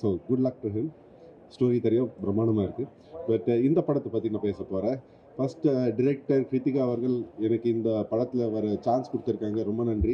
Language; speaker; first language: Tamil; non-native, fluent; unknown